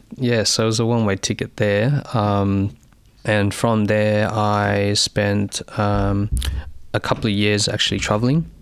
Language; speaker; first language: English; early bilingual, other home language; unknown